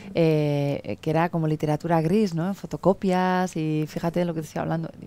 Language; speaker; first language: Spanish; native; Spanish